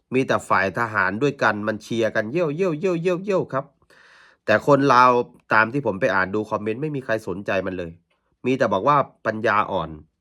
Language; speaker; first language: Thai; native; Thai